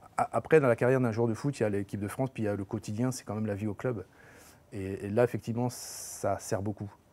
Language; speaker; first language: French; native; French